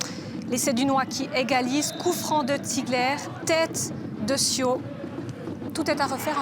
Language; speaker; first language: French; native; French